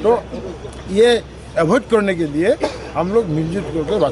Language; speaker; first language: Hindi; non-native, local second language; Assamese